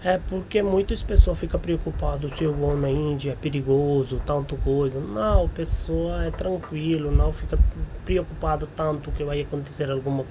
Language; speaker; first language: Portuguese; non-native, learner; Hindi